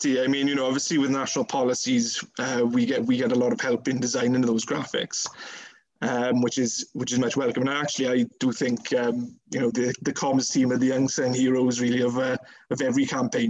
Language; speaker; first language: English; native; English